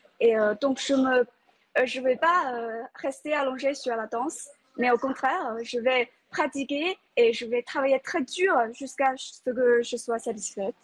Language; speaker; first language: French; non-native, fluent; Chinese